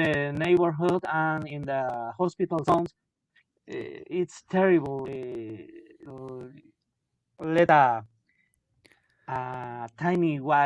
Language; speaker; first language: English; non-native, learner; Spanish